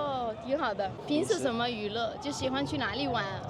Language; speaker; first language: Chinese; non-native, fluent; Arabic